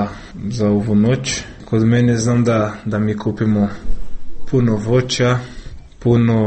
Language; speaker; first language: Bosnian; non-native, learner; Portuguese